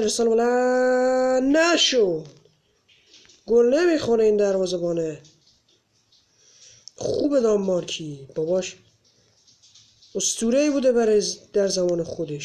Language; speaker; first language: Persian; native; Persian